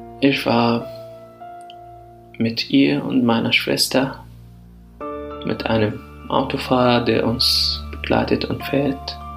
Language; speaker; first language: German; non-native, fluent; Arabic